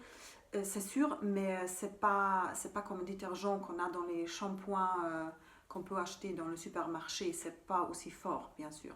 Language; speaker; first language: French; non-native, fluent; German